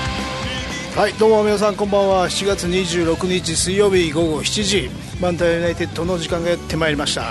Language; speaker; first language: Japanese; native; Japanese